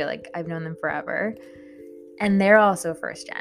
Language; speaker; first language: English; early bilingual, other home language; Spanish